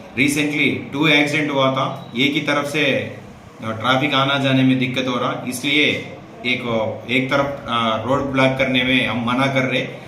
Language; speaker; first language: Hindi; non-native, local second language; Telugu